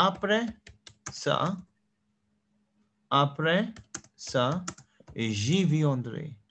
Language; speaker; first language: French; non-native, fluent; Hindi